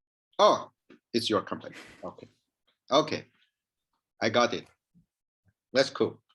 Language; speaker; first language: English; non-native, learner; Chinese